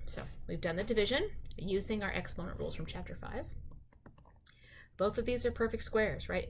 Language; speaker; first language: English; native; English